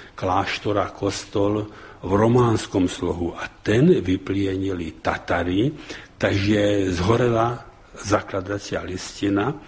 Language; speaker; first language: Slovak; native; Slovak